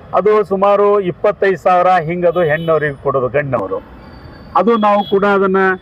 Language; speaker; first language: Kannada; non-native, local second language; Lambadi